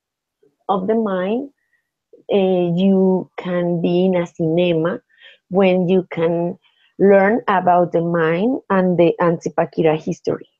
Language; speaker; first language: English; non-native, learner; Spanish